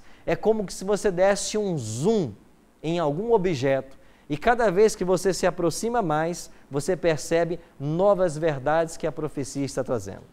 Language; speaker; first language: Portuguese; native; Portuguese